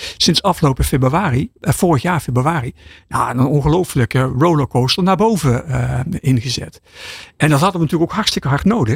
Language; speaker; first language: Dutch; native; Dutch